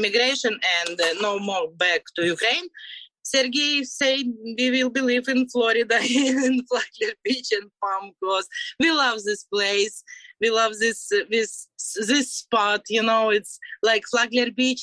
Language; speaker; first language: English; non-native, learner; Ukrainian